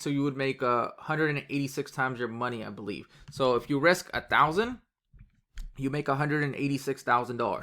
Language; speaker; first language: English; native; English